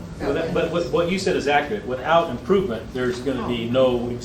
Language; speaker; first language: English; native; English